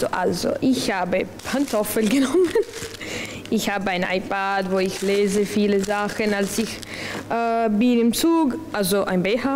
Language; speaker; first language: German; non-native, local second language; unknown